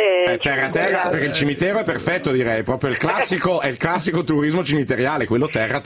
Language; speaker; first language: Italian; native; Italian